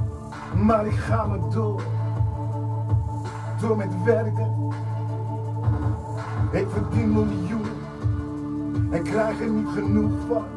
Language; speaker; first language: Dutch; non-native, fluent; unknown